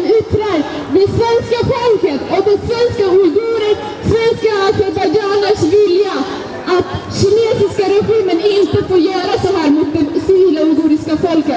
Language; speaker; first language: Swedish; non-native, fluent; Azerbaijani